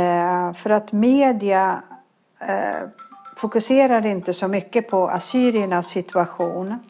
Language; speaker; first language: Swedish; early bilingual, other home language; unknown